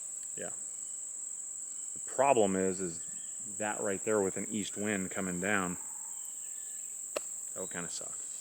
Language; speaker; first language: English; native; English